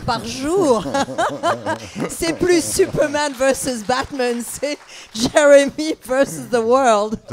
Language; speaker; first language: French; native; French